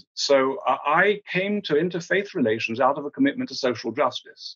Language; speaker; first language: English; native; English